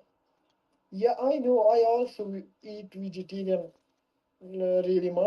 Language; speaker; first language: English; non-native, learner; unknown